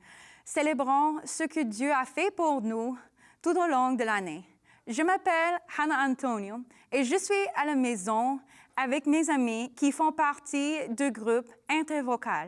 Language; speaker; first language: French; non-native, learner; English